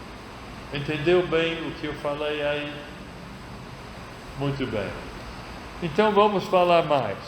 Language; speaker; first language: Portuguese; non-native, fluent; English